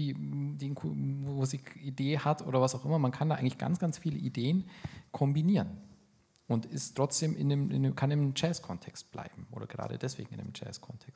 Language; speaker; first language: German; native; German